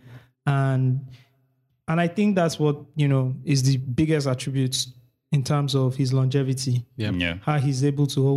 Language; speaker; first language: English; non-native, local second language; Yoruba